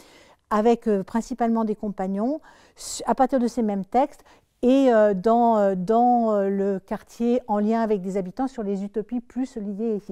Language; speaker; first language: French; native; French